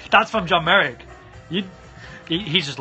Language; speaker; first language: English; native; English